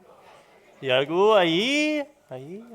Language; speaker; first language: Catalan; non-native, local second language; Spanish